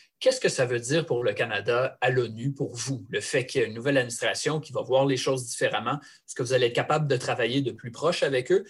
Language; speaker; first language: French; native; French